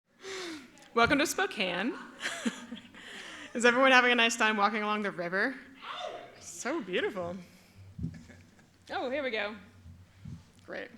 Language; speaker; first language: English; native; English